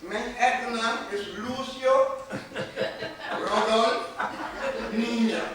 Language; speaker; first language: Dutch; non-native, local second language; Papiamento